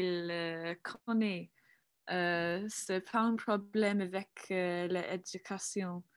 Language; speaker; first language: French; non-native, learner; English